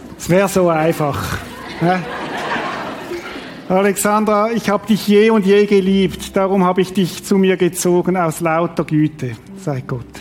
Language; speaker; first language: German; native; German